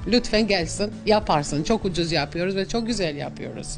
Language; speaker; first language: Turkish; non-native, learner; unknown